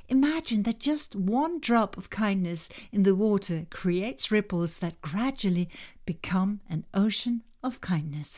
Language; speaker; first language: English; non-native, fluent; Danish